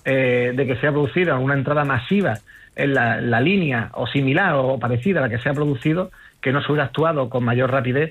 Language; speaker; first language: Spanish; native; Spanish